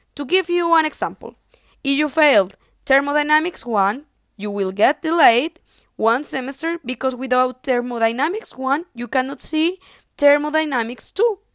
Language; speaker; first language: English; non-native, fluent; Spanish